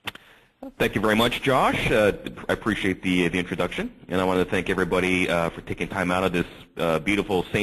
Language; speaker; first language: English; native; English